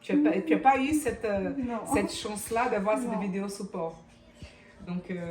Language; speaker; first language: French; non-native, fluent; Portuguese